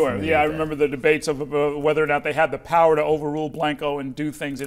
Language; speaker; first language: English; native; English